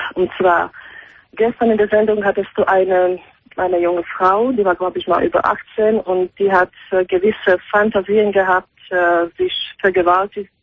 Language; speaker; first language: German; non-native, fluent; Slovak